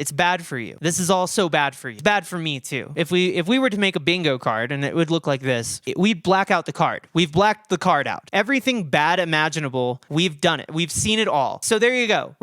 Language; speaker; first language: English; native; English